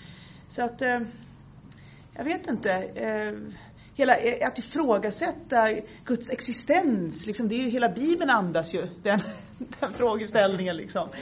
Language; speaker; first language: Swedish; native; Swedish